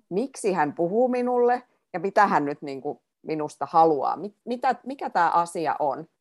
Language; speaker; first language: Finnish; native; Finnish